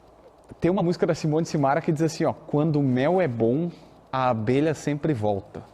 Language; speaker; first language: Portuguese; native; Portuguese